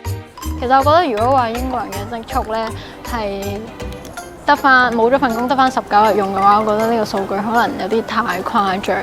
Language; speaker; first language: Cantonese; native; Cantonese